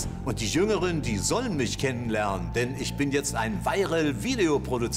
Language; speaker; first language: German; native; German